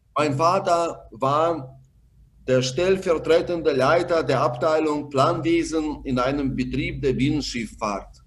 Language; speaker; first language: German; non-native, fluent; Russian